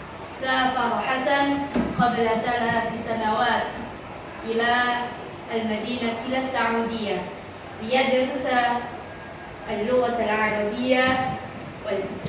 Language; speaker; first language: Arabic; non-native, learner; Indonesian